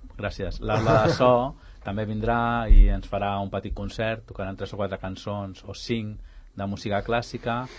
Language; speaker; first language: Catalan; native; Catalan